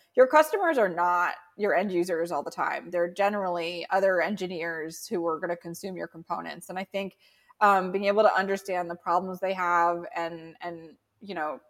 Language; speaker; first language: English; native; English